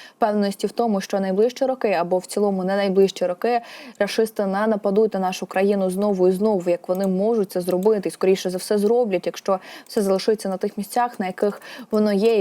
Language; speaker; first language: Ukrainian; native; Ukrainian